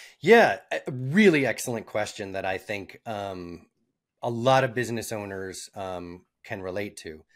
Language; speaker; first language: English; native; English